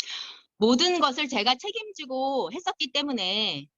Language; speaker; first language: Korean; native; Korean